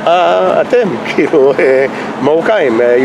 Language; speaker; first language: Hebrew; non-native, fluent; English